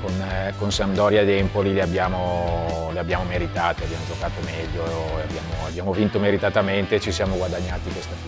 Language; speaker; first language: Italian; native; Italian